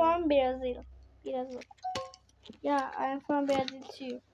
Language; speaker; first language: English; non-native, learner; Turkish